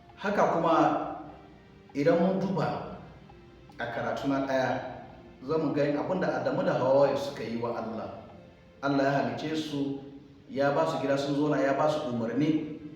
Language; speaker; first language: Hausa; non-native, local second language; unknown